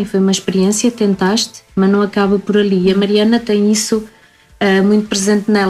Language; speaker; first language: Portuguese; native; Portuguese